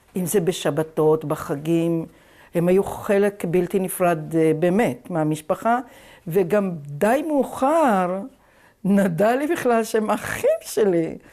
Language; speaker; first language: Hebrew; native; Hebrew